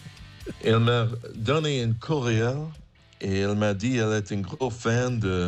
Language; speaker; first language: French; non-native, fluent; English